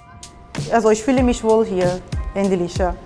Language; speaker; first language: German; non-native, fluent; Portuguese